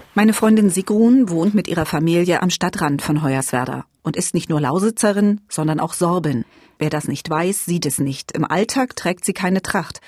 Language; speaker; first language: German; native; German